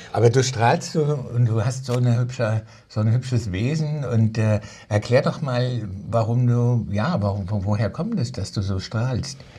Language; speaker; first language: German; native; German